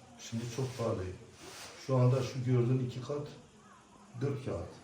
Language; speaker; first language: Turkish; non-native, local second language; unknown